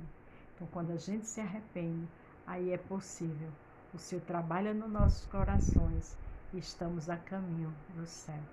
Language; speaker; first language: Portuguese; native; Portuguese